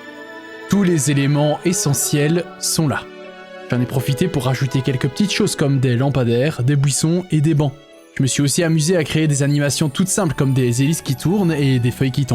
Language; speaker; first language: French; native; French